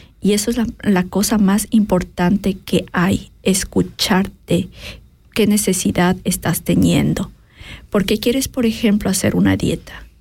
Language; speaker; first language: Spanish; native; Spanish